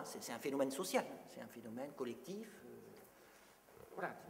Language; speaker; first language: French; native; French